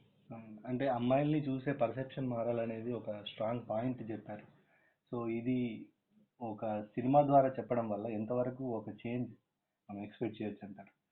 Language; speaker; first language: Telugu; native; Telugu